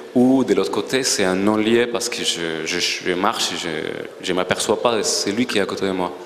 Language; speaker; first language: French; non-native, fluent; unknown